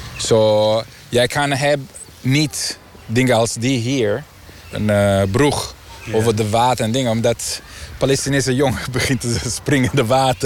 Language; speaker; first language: Dutch; non-native, learner; Italian